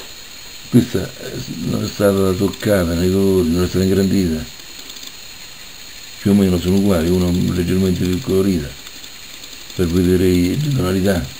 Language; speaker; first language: Italian; native; Italian